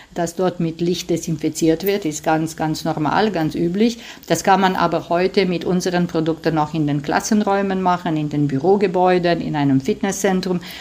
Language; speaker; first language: German; non-native, fluent; Romanian